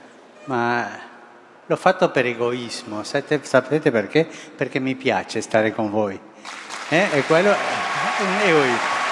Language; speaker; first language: Italian; non-native, fluent; Spanish